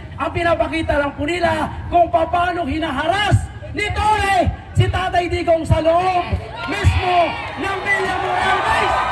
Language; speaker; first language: Filipino; native; Filipino